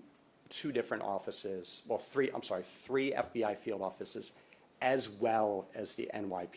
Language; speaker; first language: English; native; English